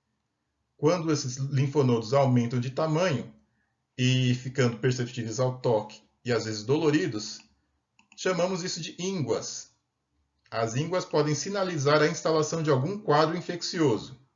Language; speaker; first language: Portuguese; native; Portuguese